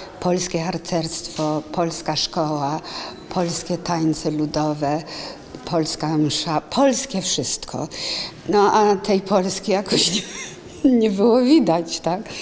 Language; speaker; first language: Polish; early bilingual, heritage; Polish